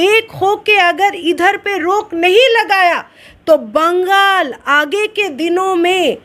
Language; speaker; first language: Hindi; non-native, local second language; Bangla